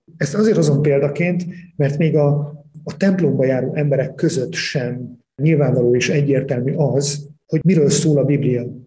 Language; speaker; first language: Hungarian; native; Hungarian